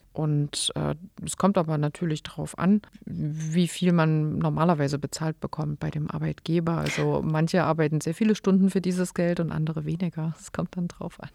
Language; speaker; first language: German; native; German